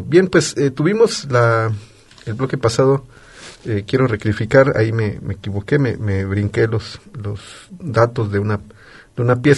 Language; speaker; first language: Spanish; native; Spanish